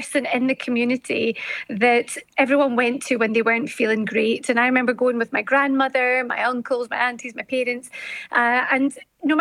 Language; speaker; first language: English; native; English